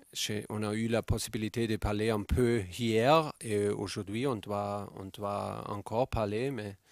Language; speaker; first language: French; non-native, fluent; German